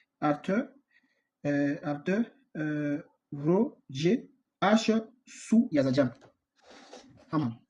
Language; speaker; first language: Turkish; non-native, learner; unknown